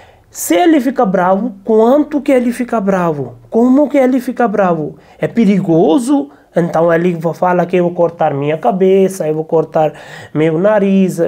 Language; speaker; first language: Portuguese; non-native, learner; Hindi